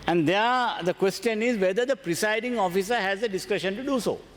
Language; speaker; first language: English; non-native, local second language; Sinhala